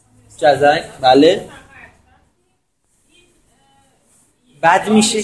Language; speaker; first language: Persian; native; Persian